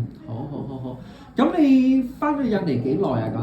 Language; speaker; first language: Cantonese; native; Cantonese